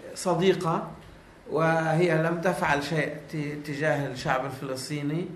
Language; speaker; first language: Arabic; native; Arabic